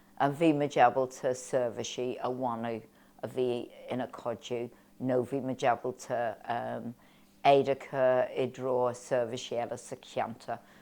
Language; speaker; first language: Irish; non-native, local second language; English